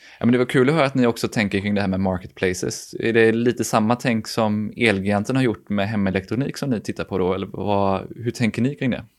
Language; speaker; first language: Swedish; native; Swedish